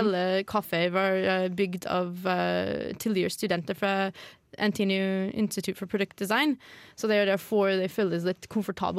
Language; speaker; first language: Norwegian; non-native, fluent; English